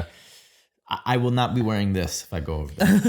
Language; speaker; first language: English; native; English